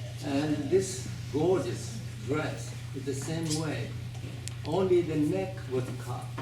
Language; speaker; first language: English; non-native, fluent; Japanese